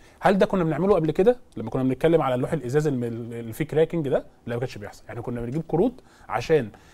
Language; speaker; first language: Arabic; native; Arabic